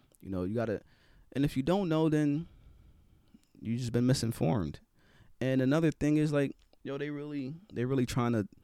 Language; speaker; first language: English; native; English